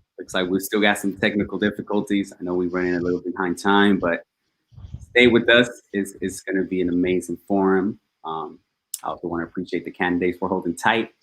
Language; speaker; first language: English; early bilingual, other home language; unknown